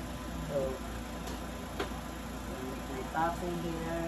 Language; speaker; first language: English; non-native, learner; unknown